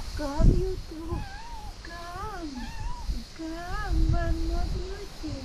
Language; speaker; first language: English; non-native, learner; Turkish